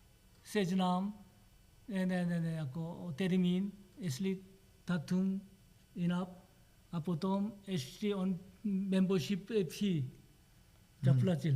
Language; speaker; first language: Czech; non-native, learner; Korean